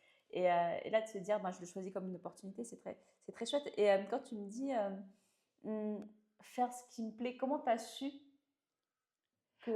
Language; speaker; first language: French; native; French